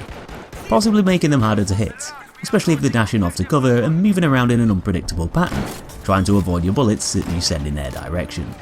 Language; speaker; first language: English; native; English